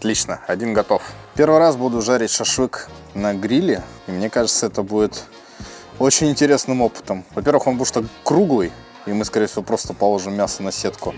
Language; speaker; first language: Russian; native; Russian